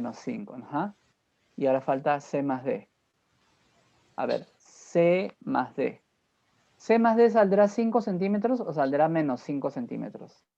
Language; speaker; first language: Spanish; native; Spanish